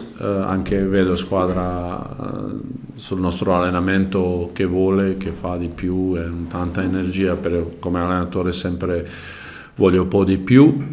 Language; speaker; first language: Italian; non-native, learner; Croatian